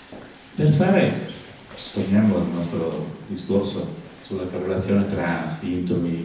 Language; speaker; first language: Italian; native; Italian